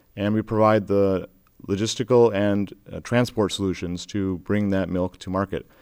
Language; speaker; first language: English; native; English